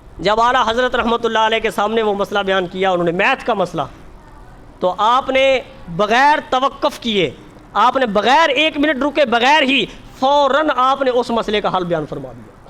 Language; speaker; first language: Urdu; native; Urdu